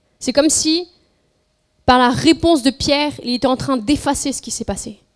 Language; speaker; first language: French; non-native, fluent; Spanish